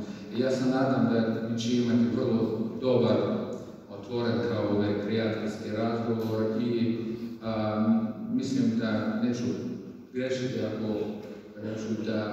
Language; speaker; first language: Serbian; non-native, fluent; Russian